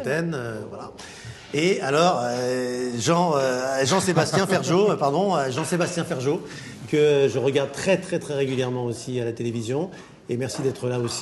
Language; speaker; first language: French; native; French